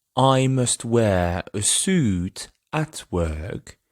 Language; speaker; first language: English; non-native, fluent; French